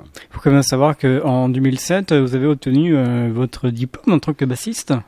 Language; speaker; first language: French; native; French